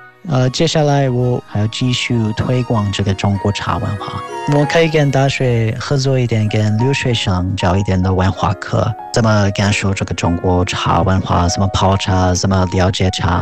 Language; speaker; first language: Chinese; non-native, fluent; English